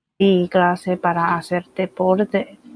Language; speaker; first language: Spanish; non-native, fluent; Chinese